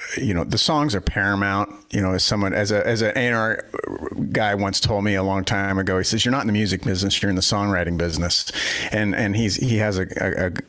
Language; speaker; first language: English; native; English